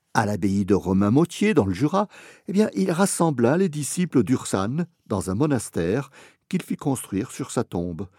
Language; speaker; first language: French; native; French